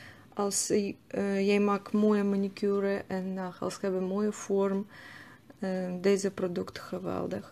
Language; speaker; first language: Dutch; non-native, learner; Russian